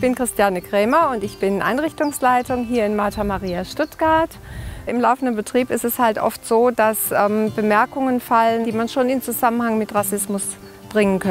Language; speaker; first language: German; native; German